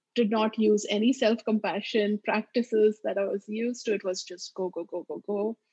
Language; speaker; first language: English; non-native, local second language; Marathi